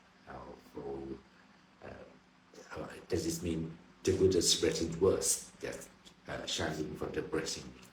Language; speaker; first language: English; non-native, learner; Thai